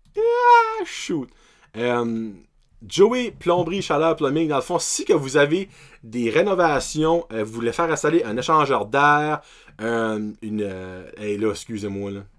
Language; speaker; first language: French; native; French